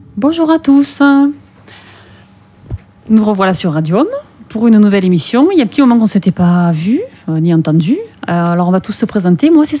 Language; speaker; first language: French; native; French